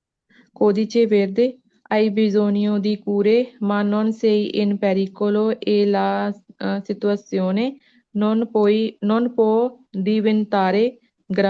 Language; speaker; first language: Italian; non-native, learner; Punjabi